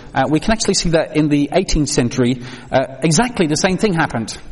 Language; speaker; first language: English; non-native, fluent; Dutch